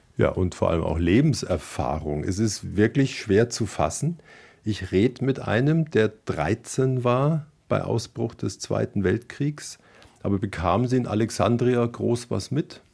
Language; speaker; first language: German; native; German